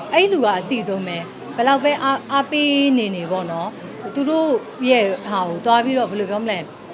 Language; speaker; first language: Burmese; native; Burmese